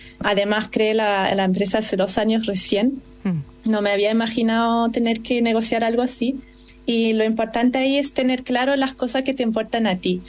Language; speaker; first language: Spanish; non-native, fluent; German